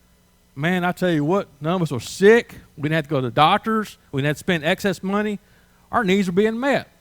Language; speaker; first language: English; native; English